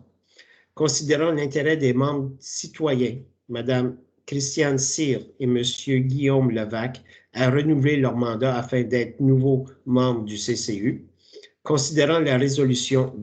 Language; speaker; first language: French; native; French